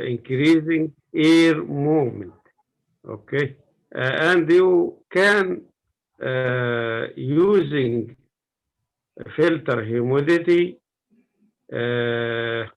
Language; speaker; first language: English; non-native, learner; Arabic